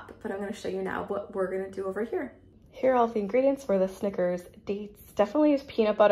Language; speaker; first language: English; native; English